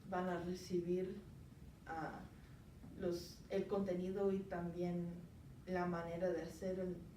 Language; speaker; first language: Spanish; non-native, learner; English